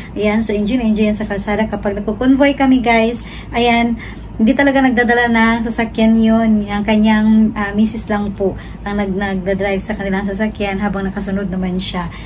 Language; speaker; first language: Filipino; native; Filipino